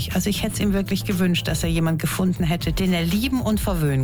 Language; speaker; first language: German; native; German